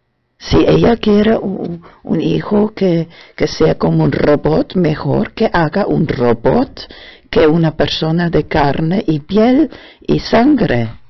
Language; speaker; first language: Spanish; non-native, fluent; German